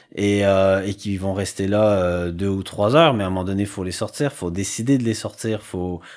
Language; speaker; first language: French; native; French